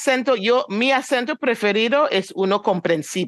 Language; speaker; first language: Spanish; non-native, fluent; English